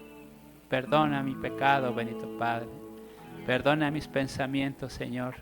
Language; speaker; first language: Spanish; native; Spanish